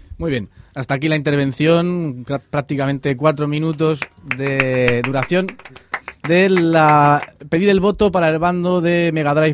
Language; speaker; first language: Spanish; native; Spanish